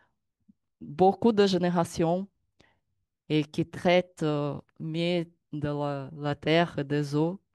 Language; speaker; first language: French; non-native, learner; Portuguese